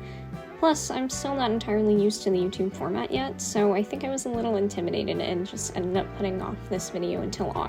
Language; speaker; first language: English; native; English